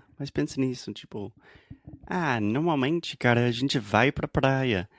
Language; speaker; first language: Portuguese; non-native, fluent; English